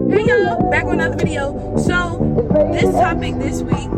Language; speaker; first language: English; native; English